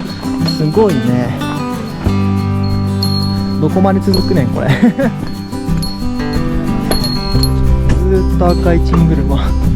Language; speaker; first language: Japanese; native; Japanese